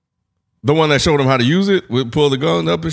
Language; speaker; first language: English; native; English